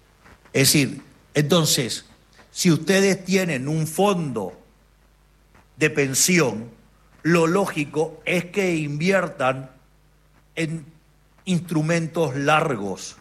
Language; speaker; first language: Spanish; native; Spanish